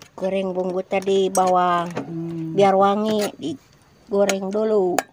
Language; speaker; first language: Indonesian; non-native, local second language; Sundanese